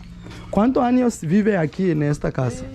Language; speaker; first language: Spanish; non-native, learner; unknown